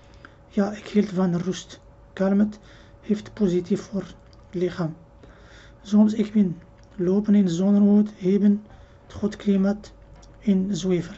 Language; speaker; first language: Dutch; non-native, learner; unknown